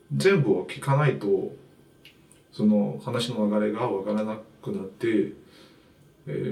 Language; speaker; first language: Japanese; non-native, fluent; Chinese